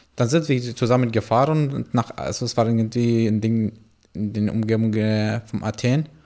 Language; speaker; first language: German; non-native, fluent; Arabic